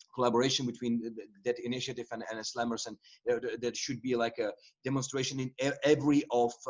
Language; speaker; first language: English; non-native, fluent; Czech